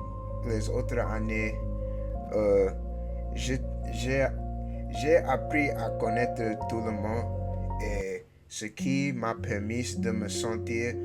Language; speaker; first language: French; non-native, learner; English